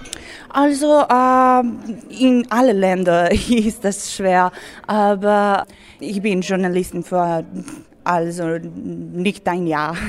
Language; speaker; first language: German; non-native, learner; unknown